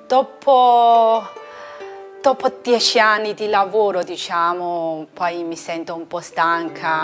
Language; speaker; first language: Italian; non-native, learner; Chinese